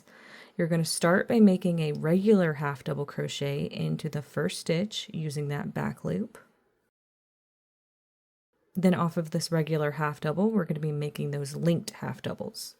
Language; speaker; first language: English; native; English